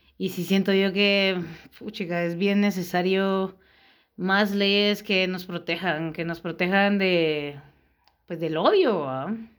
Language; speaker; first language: Spanish; native; Spanish